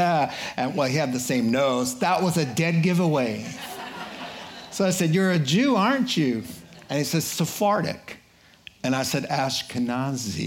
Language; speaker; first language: English; native; English